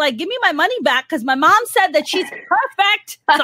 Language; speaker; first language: English; non-native, local second language; Urdu